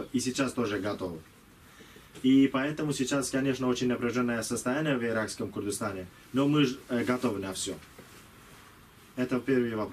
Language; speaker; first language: Russian; non-native, learner; Kurdish